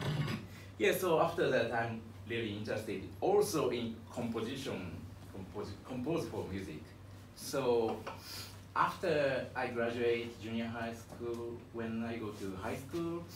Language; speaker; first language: English; non-native, learner; Japanese